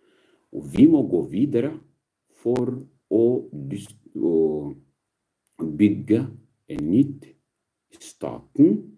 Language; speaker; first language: Swedish; non-native, learner; Arabic